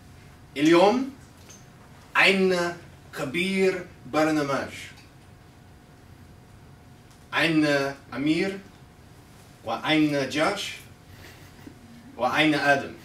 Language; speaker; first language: Arabic; non-native, learner; English